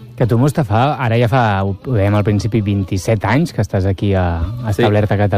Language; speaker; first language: Catalan; native; Catalan